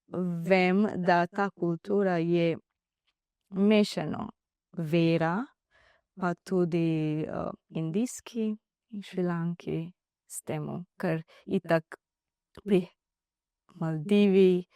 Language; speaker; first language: Slovenian; non-native, learner; Divehi